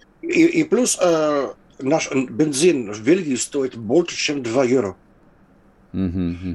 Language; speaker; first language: Russian; non-native, fluent; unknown